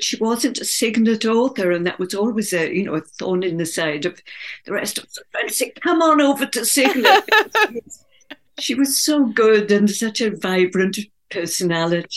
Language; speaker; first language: English; native; English